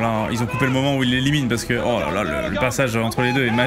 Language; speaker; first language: French; native; French